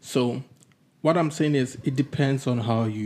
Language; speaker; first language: English; non-native, local second language; Akan